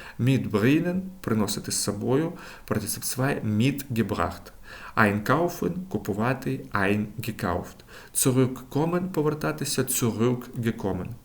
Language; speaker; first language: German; non-native, fluent; Ukrainian